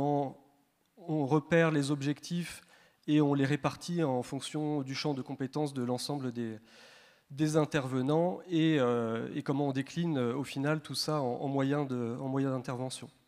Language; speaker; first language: French; native; French